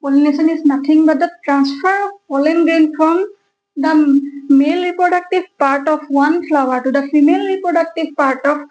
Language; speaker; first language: English; non-native, local second language; Assamese